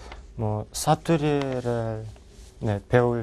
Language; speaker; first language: Korean; non-native, learner; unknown